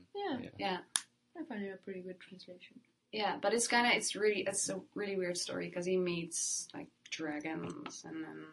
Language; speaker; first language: English; non-native, fluent; Dutch